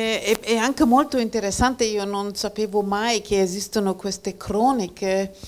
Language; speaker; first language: Italian; non-native, fluent; German